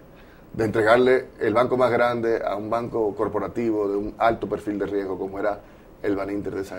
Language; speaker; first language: Spanish; native; Spanish